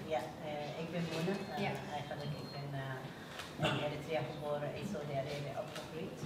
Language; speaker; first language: Dutch; non-native, learner; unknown